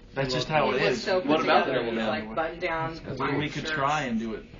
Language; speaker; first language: English; native; English